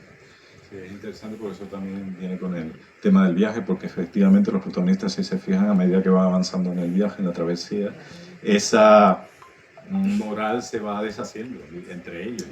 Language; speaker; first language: Spanish; native; Spanish